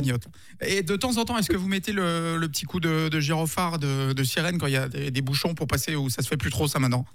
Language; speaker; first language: French; native; French